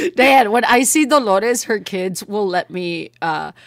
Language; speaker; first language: English; early bilingual, other home language; Spanish